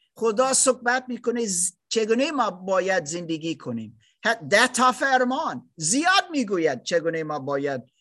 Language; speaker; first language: Persian; non-native, learner; German